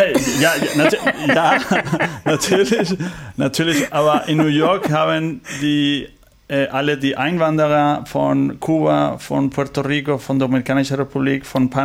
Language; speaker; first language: German; non-native, learner; Spanish